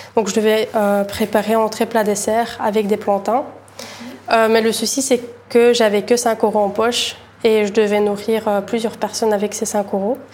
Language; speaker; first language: French; early bilingual, other home language; Bulgarian